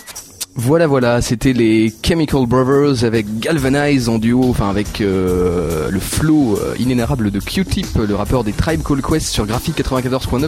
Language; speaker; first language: French; native; French